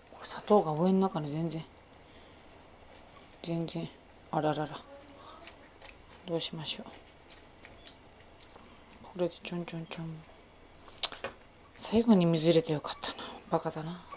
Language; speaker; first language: Japanese; native; Japanese